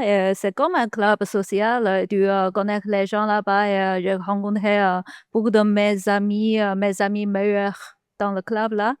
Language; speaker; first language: French; non-native, learner; Chinese